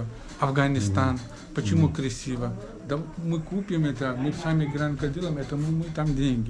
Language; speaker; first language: Russian; non-native, learner; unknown